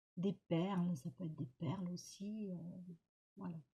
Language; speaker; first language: French; native; French